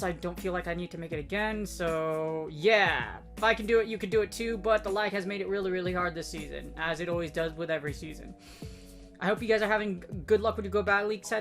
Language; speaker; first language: English; native; English